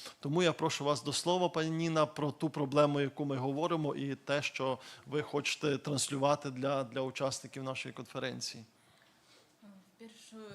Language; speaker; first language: Ukrainian; native; Ukrainian